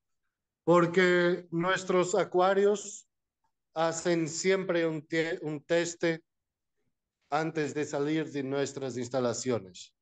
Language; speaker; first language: Spanish; non-native, fluent; Portuguese